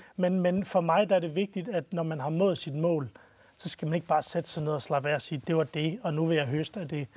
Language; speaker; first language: Danish; early bilingual, other home language; Arabic